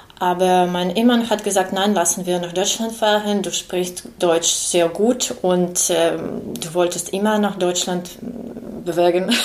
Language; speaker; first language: German; non-native, learner; Ukrainian